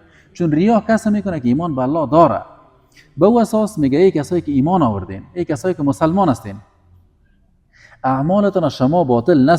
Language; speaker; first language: Persian; native; Persian